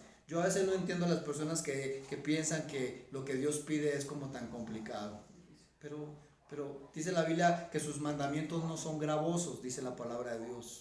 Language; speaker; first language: Spanish; native; Spanish